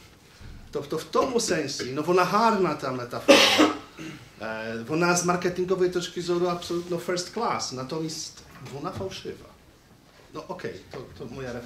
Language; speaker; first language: Ukrainian; native; Ukrainian